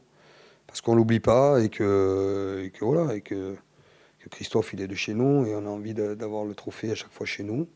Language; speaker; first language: French; native; French